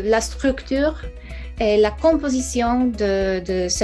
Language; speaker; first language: French; non-native, fluent; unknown